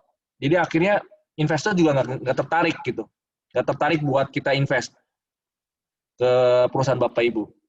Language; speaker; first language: Indonesian; native; Indonesian